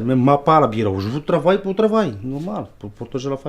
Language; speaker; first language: French; non-native, learner; Romanian